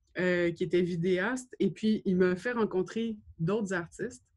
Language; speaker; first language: French; native; French